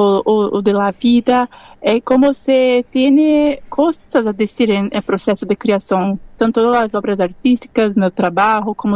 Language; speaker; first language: Spanish; non-native, learner; Portuguese